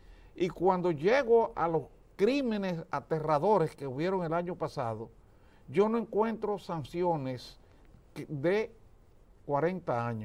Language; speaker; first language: Spanish; native; Spanish